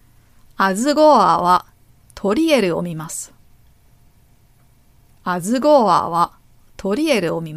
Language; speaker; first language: Japanese; non-native, learner; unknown